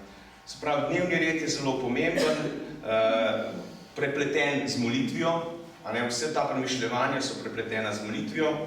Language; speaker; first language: Slovenian; native; Slovenian